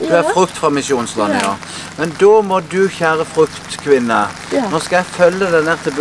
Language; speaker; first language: Norwegian; native; Norwegian